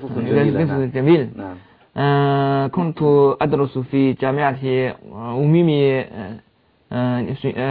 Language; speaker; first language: Arabic; non-native, learner; Chinese